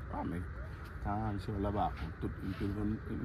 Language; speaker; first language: French; non-native, local second language; Wolof